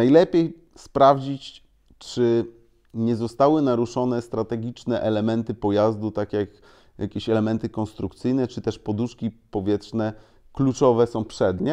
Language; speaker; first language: Polish; native; Polish